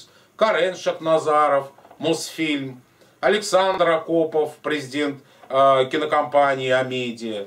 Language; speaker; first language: Russian; native; Russian